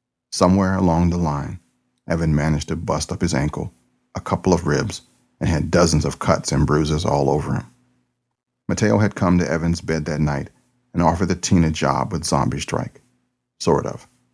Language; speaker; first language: English; native; English